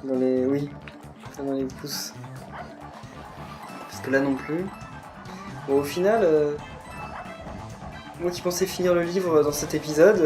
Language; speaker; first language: French; native; French